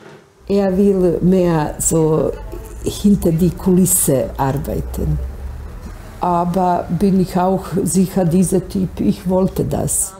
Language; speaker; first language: German; non-native, learner; Bosnian